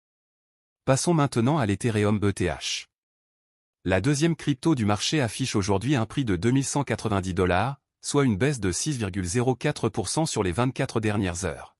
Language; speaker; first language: French; native; French